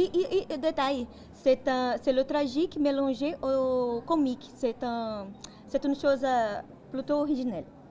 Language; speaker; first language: French; non-native, fluent; Portuguese